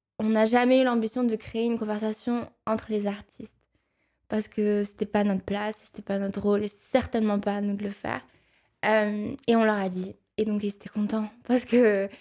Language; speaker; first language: French; non-native, local second language; Arabic